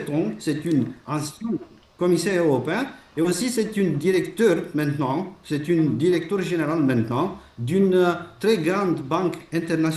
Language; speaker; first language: French; non-native, fluent; Romanian